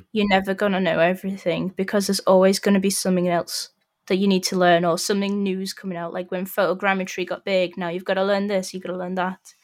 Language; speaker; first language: English; native; English